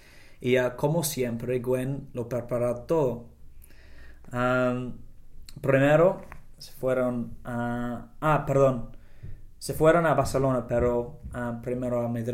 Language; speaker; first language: Spanish; non-native, learner; English